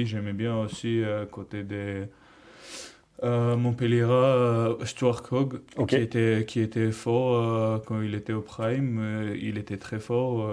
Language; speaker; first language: French; non-native, learner; Georgian